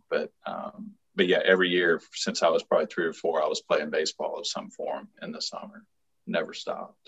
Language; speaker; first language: English; native; English